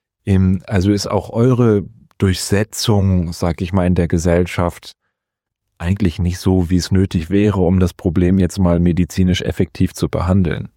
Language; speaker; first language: German; native; German